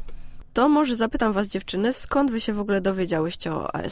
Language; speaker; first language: Polish; native; Polish